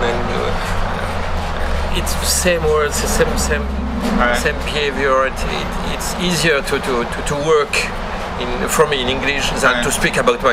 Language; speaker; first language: English; non-native, learner; French